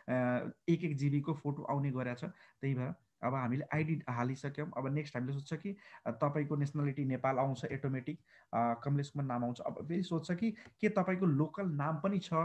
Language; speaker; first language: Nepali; non-native, local second language; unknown